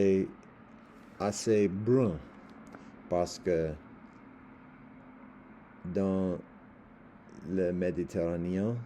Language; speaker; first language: French; non-native, learner; English